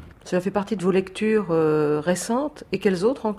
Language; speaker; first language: French; native; French